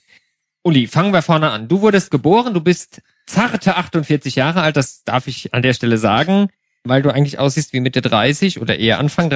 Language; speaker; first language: German; native; German